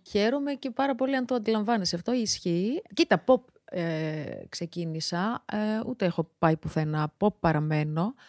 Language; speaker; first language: Greek; early bilingual, other home language; Georgian